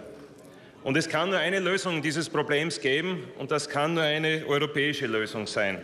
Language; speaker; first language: German; native; German